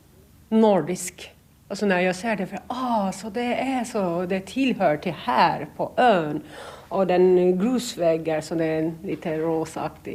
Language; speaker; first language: Swedish; non-native, learner; Turkish